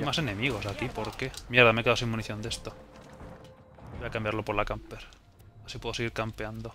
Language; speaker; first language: Spanish; native; Spanish